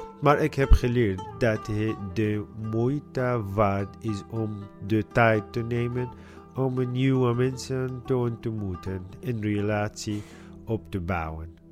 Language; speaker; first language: Dutch; non-native, learner; Arabic